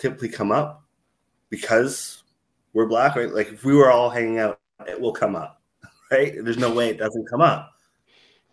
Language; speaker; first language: English; native; English